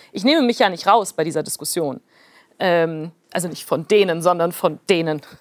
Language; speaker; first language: German; early bilingual, other home language; Plautdietsch